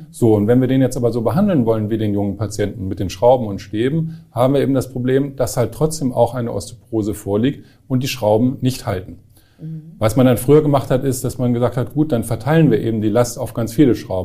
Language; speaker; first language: German; native; German